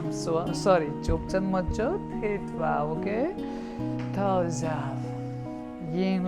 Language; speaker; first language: Vietnamese; non-native, learner; Hindi